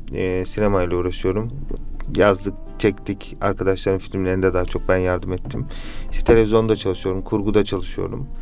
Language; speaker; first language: Turkish; native; Turkish